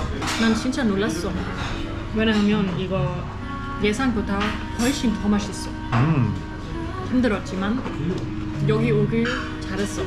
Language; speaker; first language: Korean; non-native, fluent; German